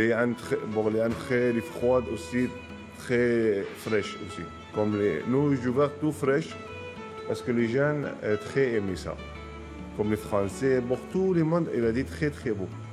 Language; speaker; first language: French; non-native, learner; Arabic